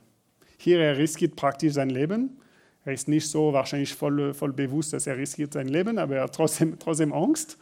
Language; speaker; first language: German; non-native, learner; French